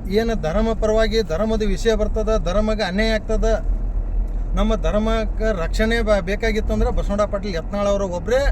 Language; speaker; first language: Kannada; non-native, local second language; Lambadi